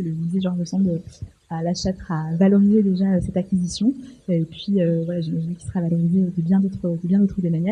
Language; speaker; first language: French; native; French